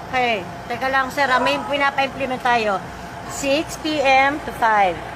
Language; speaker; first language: Filipino; native; Filipino